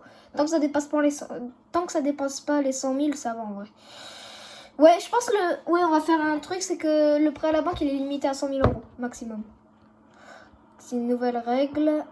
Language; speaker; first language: French; native; French